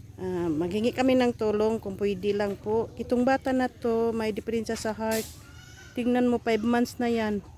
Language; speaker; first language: Filipino; non-native, local second language; Cebuano